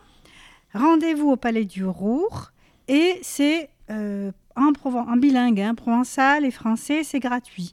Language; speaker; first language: French; native; French